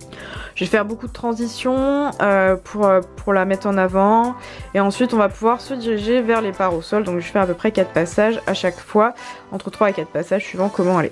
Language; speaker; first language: French; native; French